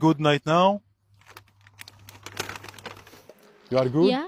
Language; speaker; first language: English; non-native, learner; Arabic